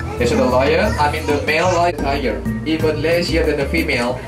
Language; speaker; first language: English; non-native, fluent; Indonesian